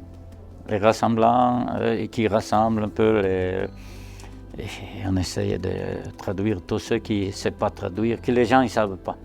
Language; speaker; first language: French; non-native, local second language; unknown